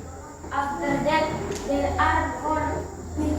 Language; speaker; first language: English; non-native, learner; Indonesian